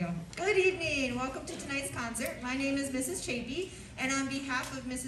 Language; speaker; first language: English; native; English